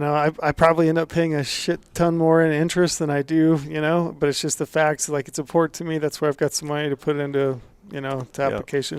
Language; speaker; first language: English; native; English